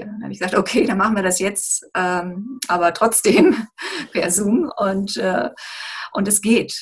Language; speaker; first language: German; native; German